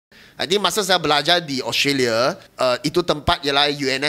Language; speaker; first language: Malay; non-native, local second language; Chinese